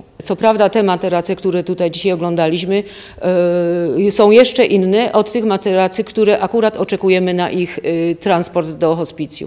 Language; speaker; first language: Polish; native; Polish